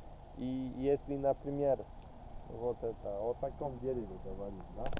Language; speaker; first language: Russian; non-native, fluent; Polish